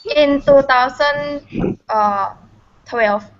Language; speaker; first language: English; non-native, learner; Thai